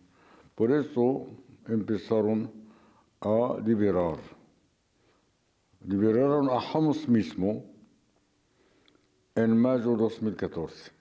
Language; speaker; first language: Spanish; non-native, fluent; Arabic